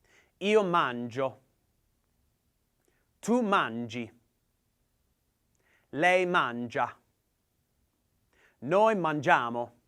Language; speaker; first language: Italian; non-native, learner; English